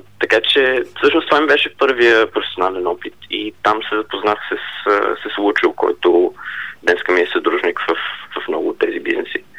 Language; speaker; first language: Bulgarian; early bilingual, heritage; Bulgarian